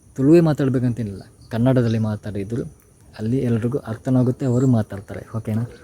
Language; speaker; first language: Kannada; non-native, local second language; Tulu